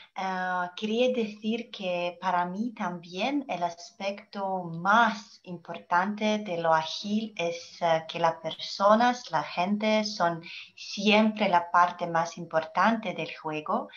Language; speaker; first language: Spanish; non-native, learner; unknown